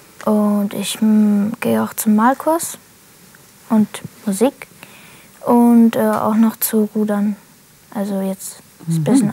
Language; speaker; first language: German; early bilingual, other home language; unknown